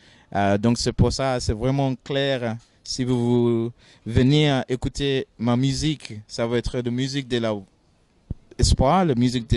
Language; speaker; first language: French; non-native, fluent; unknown